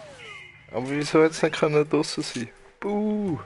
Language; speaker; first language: German; native; German